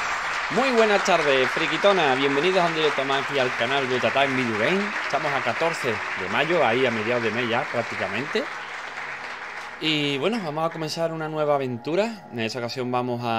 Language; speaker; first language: Spanish; native; Spanish